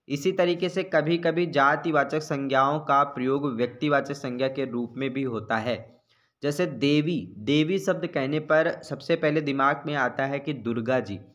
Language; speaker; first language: Hindi; native; Hindi